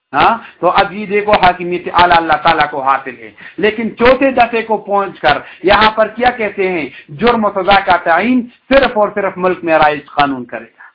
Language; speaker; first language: Urdu; non-native, local second language; Pashto